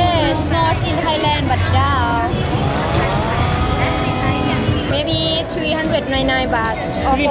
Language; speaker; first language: English; non-native, learner; Thai